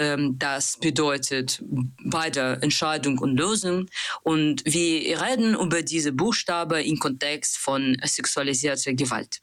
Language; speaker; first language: German; non-native, learner; Russian